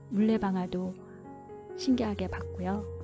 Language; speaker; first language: Korean; native; Korean